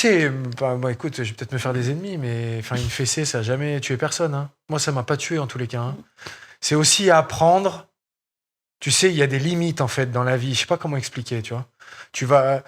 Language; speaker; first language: French; native; French